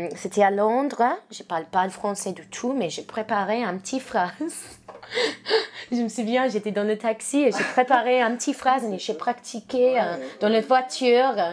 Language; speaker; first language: French; non-native, learner; English